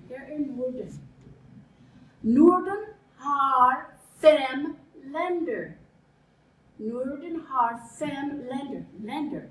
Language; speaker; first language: Swedish; non-native, fluent; English